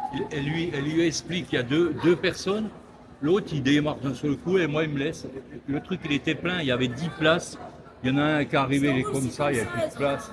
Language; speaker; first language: French; native; French